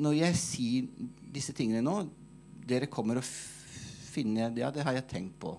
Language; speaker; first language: Norwegian; non-native, fluent; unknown